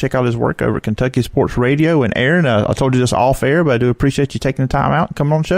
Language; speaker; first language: English; native; English